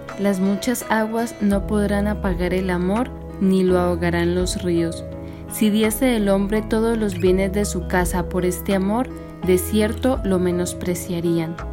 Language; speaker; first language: Spanish; native; Spanish